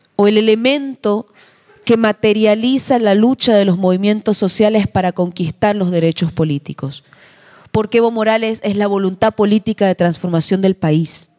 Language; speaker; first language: Spanish; native; Spanish